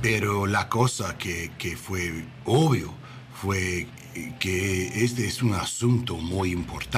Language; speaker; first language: Spanish; non-native, learner; English